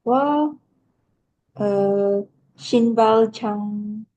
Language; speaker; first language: Korean; non-native, learner; Indonesian